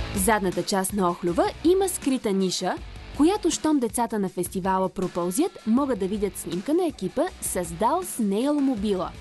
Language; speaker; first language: Bulgarian; native; Bulgarian